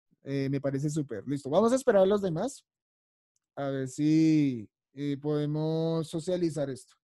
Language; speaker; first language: Spanish; native; Spanish